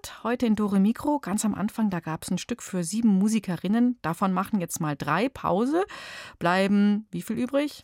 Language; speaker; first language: German; native; German